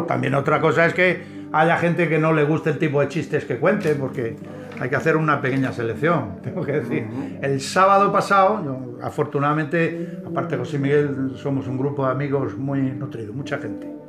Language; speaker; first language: Spanish; native; Spanish